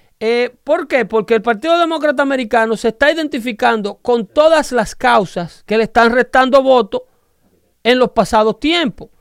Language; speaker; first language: Spanish; native; Spanish